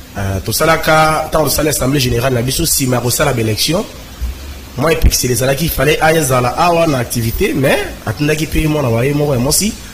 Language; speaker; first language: Lingala; native; Lingala